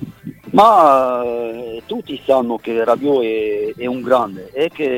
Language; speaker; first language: Italian; non-native, fluent; French